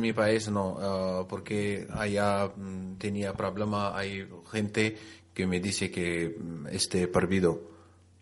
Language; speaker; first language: Spanish; non-native, learner; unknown